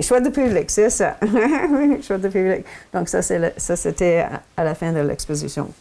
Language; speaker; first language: French; non-native, local second language; English